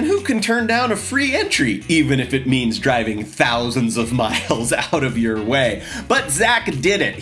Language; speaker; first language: English; native; English